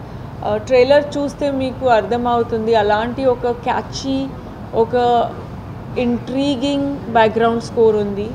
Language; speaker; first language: Telugu; non-native, fluent; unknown